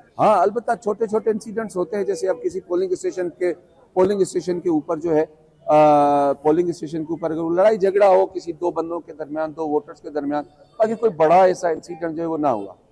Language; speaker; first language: Urdu; non-native, local second language; Sindhi